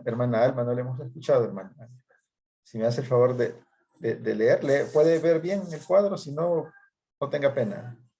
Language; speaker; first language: Spanish; native; Spanish